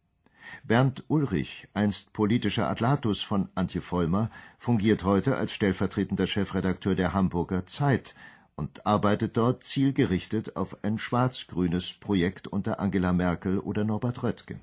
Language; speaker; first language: German; native; German